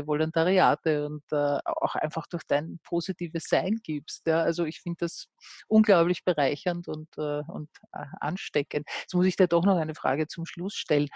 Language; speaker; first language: German; native; German